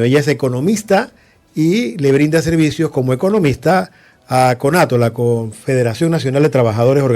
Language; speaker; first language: Spanish; native; Spanish